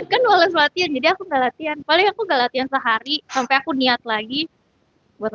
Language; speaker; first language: Indonesian; native; Indonesian